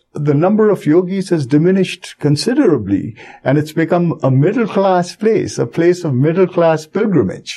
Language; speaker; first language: English; non-native, local second language; Bangla